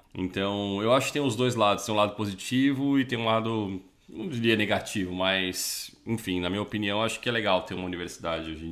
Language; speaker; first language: Portuguese; native; Portuguese